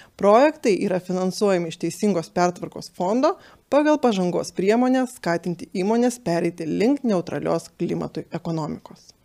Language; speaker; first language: Lithuanian; native; Lithuanian